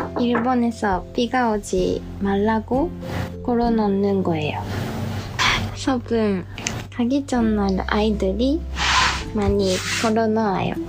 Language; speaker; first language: Korean; non-native, learner; Japanese